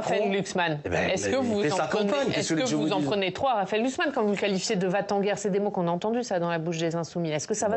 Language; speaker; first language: French; native; French